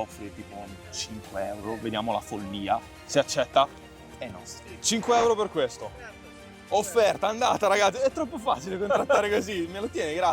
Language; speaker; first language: Italian; native; Italian